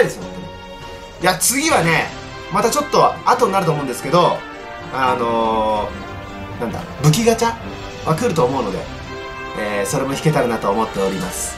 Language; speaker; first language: Japanese; native; Japanese